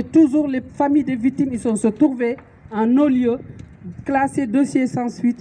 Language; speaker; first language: French; non-native, local second language; Wolof